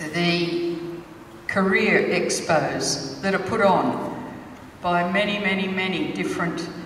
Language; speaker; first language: English; native; English